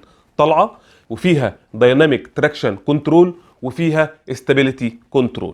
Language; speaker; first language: Arabic; native; Arabic